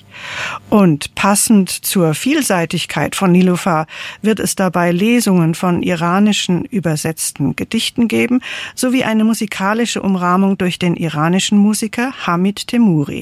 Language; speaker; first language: German; native; German